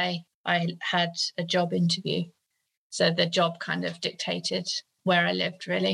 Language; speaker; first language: English; native; English